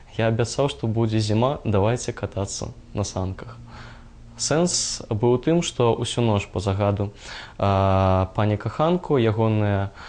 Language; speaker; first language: Belarusian; native; Belarusian